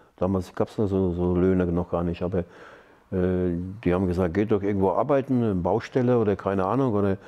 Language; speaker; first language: German; non-native, fluent; Polish